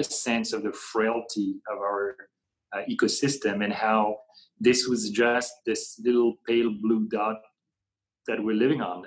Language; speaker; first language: English; non-native, fluent; French